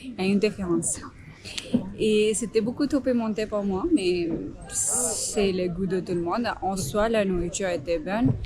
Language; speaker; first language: French; non-native, fluent; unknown